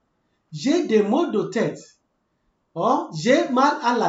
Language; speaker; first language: French; non-native, fluent; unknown